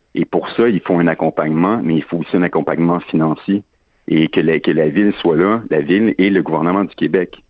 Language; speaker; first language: French; native; French